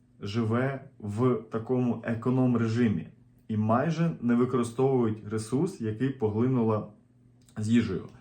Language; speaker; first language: Ukrainian; native; Ukrainian